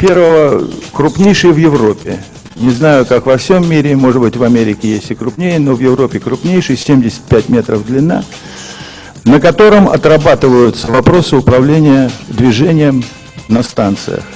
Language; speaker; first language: Russian; native; Russian